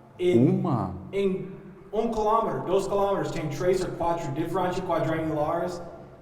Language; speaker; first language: Portuguese; non-native, learner; English